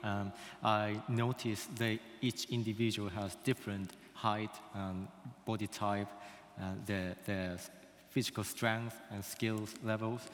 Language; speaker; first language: English; non-native, fluent; Korean